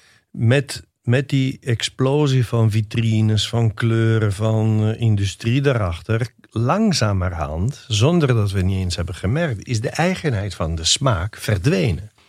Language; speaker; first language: Dutch; non-native, fluent; Italian